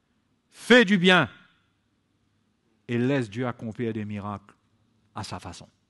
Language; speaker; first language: French; native; French